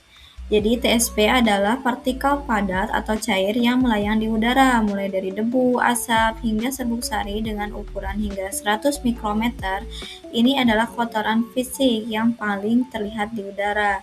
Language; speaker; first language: Indonesian; native; Indonesian